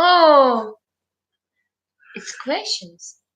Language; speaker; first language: English; non-native, learner; Ukrainian